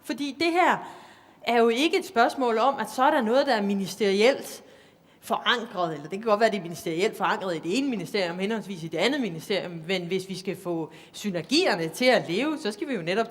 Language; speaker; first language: Danish; native; Danish